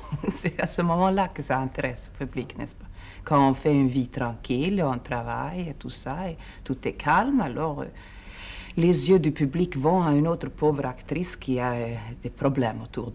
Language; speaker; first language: French; non-native, fluent; Swedish